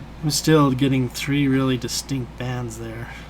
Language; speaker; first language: English; native; English